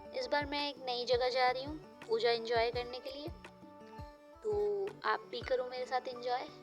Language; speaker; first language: Hindi; non-native, local second language; Bangla